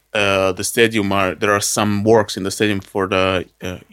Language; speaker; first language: English; non-native, fluent; Italian